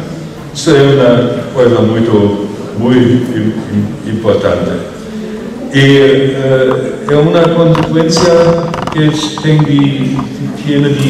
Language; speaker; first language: Spanish; non-native, fluent; German